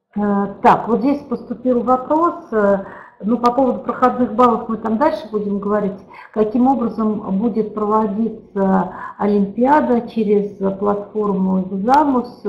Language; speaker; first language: Russian; native; Russian